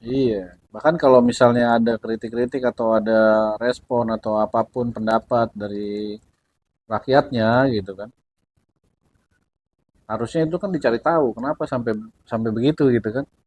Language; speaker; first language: Indonesian; native; Indonesian